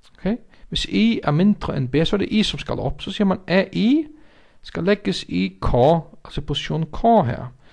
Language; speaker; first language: Danish; non-native, local second language; Faroese